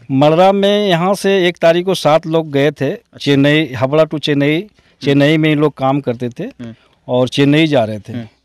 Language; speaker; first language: Hindi; native; Hindi